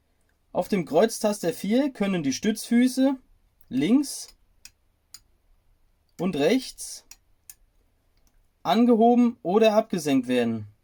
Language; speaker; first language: German; native; German